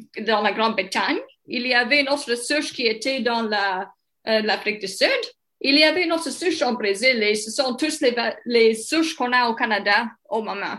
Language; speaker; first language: French; non-native, local second language; English